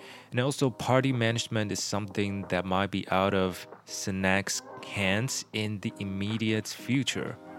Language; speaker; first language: English; non-native, fluent; Chinese